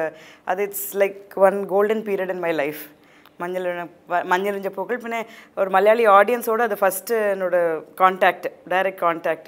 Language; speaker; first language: Malayalam; non-native, local second language; Tamil